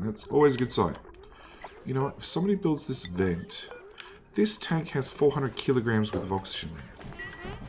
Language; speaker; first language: English; native; English